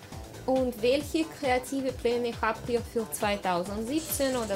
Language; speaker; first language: German; non-native, learner; Russian